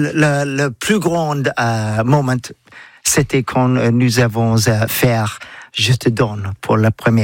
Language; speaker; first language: French; non-native, learner; English